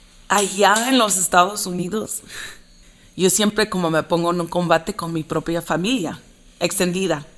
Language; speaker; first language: Spanish; early bilingual, heritage; Spanish